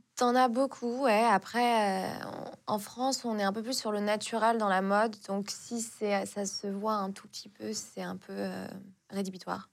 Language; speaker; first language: French; non-native, local second language; Arabic